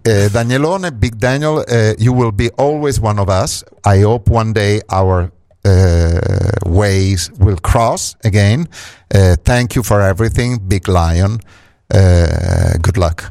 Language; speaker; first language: English; non-native, fluent; Italian